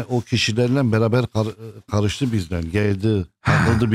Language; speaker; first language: Turkish; non-native, fluent; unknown